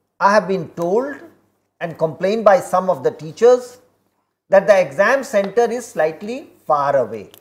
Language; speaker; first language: Hindi; native; Hindi